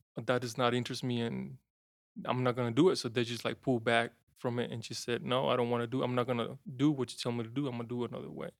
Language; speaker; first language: English; non-native, fluent; Spanish